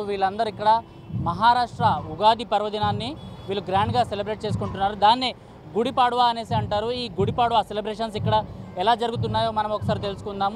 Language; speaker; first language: Telugu; native; Telugu